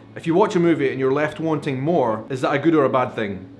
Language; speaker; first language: English; native; English